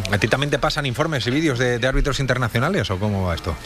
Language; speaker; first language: Spanish; native; Spanish